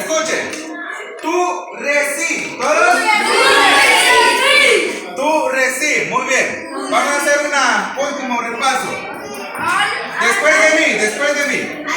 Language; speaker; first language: Spanish; non-native, local second language; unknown